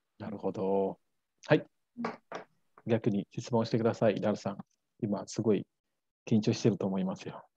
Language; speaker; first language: Japanese; native; Japanese